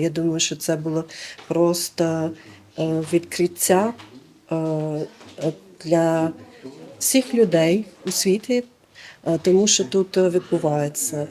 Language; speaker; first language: Ukrainian; non-native, fluent; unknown